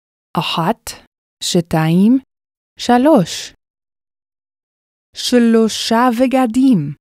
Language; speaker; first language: Hebrew; non-native, fluent; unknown